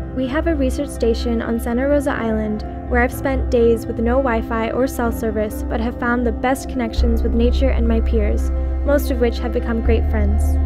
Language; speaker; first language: English; native; English